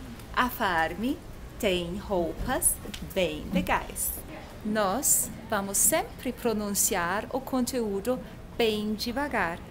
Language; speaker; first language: Portuguese; non-native, fluent; Croatian